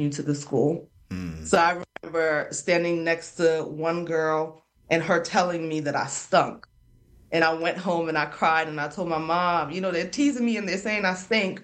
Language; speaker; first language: English; non-native, local second language; Krio